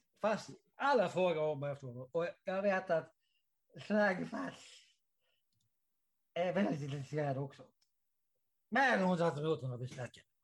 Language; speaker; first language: Swedish; non-native, fluent; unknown